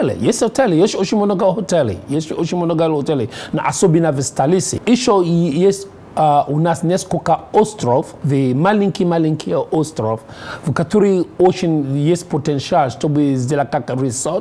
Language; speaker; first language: Russian; non-native, learner; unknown